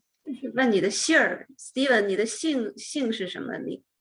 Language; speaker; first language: Chinese; native; Chinese